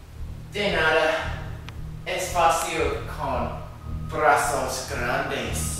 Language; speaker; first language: Spanish; non-native, learner; English